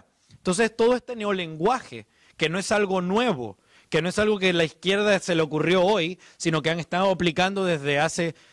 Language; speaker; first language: Spanish; native; Spanish